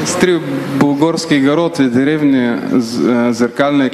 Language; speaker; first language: Russian; non-native, learner; Bulgarian